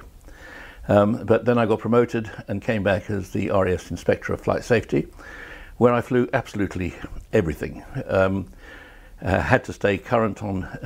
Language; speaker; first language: English; native; English